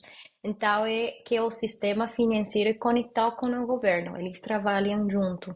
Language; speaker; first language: Portuguese; non-native, learner; Spanish